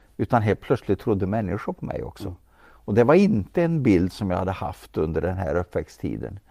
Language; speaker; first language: Swedish; native; Swedish